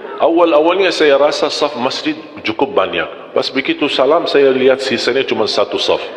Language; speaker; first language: Malay; non-native, fluent; Arabic